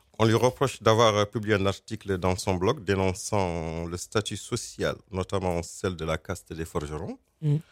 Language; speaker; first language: French; non-native, local second language; Fula